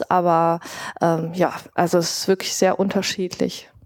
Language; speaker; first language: German; native; German